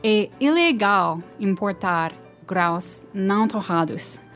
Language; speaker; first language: Portuguese; non-native, fluent; English